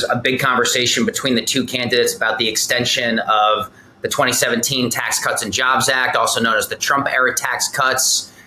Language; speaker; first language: English; native; English